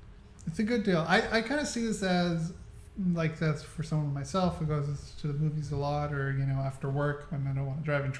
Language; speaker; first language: English; native; English